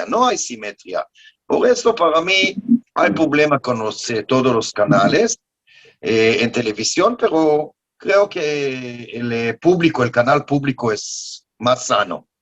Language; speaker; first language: Spanish; non-native, learner; Hebrew